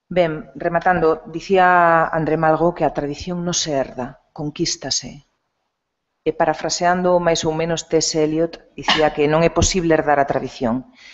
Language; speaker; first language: Galician; non-native, local second language; Spanish